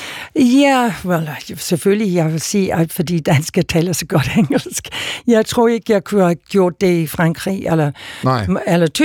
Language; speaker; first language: Danish; non-native, fluent; English